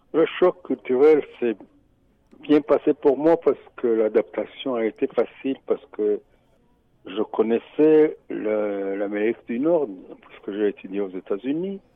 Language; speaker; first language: French; non-native, local second language; Rundi